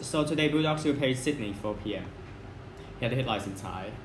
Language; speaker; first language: English; non-native, fluent; Thai